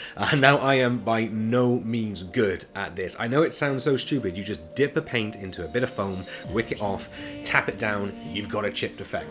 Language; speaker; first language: English; native; English